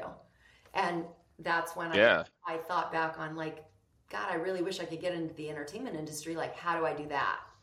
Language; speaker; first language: English; early bilingual, other home language; Greek